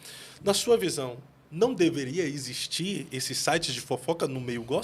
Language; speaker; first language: Portuguese; native; Portuguese